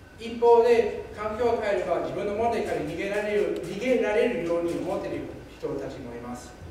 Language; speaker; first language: Japanese; non-native, fluent; English